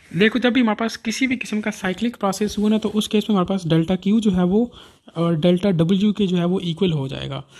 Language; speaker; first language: Urdu; non-native, local second language; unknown